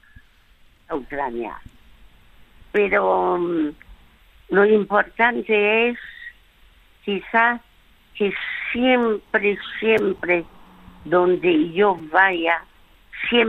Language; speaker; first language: Spanish; early bilingual, other home language; French